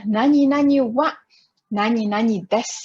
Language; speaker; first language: Japanese; non-native, fluent; Chinese